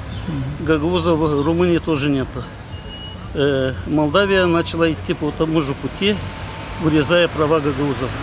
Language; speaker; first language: Russian; non-native, local second language; Gagauz